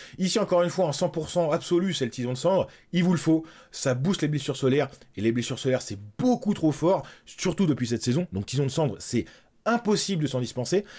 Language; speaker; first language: French; native; French